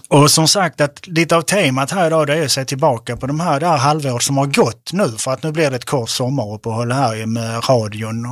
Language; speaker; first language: Swedish; native; Swedish